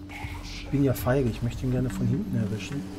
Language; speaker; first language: German; native; German